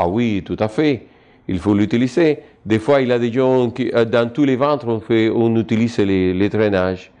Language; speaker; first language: French; non-native, fluent; Spanish